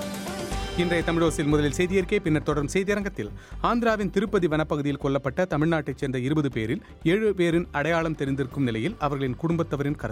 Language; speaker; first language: Tamil; native; Tamil